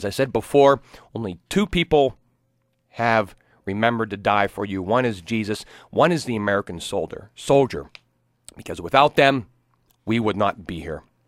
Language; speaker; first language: English; native; English